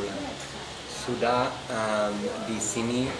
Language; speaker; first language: Indonesian; non-native, learner; English